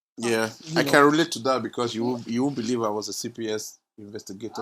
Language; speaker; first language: English; non-native, local second language; Yoruba